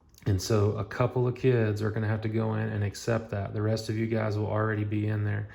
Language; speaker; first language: English; native; English